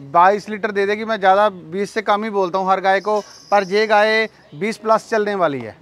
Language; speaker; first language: Hindi; native; Hindi